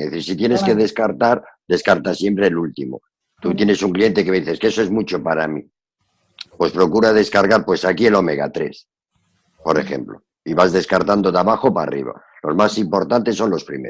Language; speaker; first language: Spanish; native; Spanish